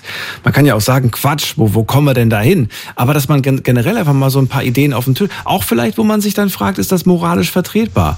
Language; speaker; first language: German; native; German